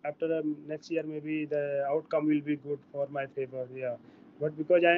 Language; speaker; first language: English; non-native, learner; Hindi